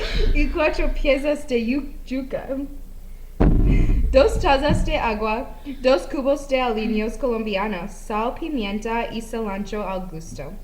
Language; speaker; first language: Spanish; non-native, learner; English